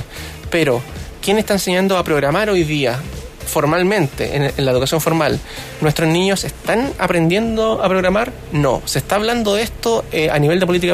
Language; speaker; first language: Spanish; native; Spanish